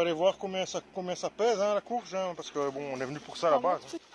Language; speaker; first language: French; native; French